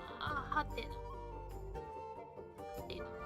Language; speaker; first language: Japanese; non-native, learner; Chinese